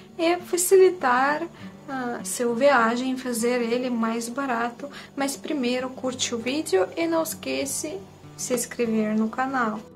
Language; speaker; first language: Portuguese; non-native, fluent; Russian